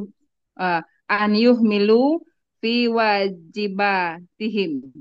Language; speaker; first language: Arabic; non-native, learner; Indonesian